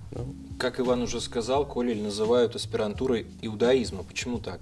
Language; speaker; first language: Russian; native; Russian